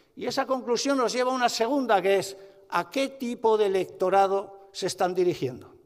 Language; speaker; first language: Spanish; native; Spanish